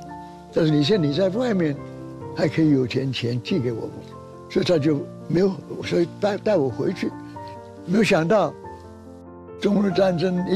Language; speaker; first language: Chinese; early bilingual, heritage; Chinese